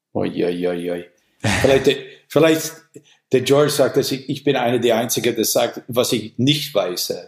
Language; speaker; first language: German; non-native, fluent; English